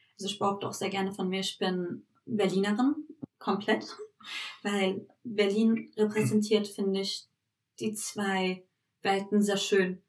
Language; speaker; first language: German; early bilingual, other home language; Turkish